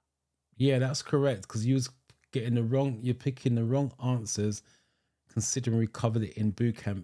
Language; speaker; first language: English; native; English